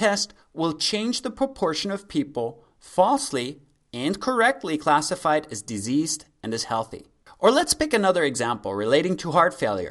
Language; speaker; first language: English; native; English